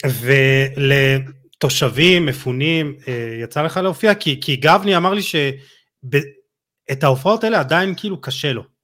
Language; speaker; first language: Hebrew; native; Hebrew